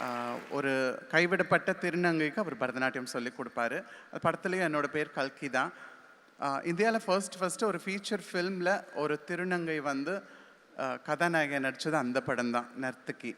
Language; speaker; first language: Tamil; native; Tamil